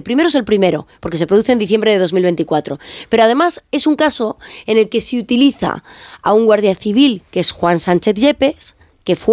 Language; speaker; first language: Spanish; native; Spanish